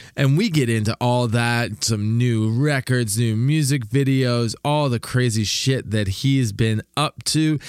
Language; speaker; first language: English; native; English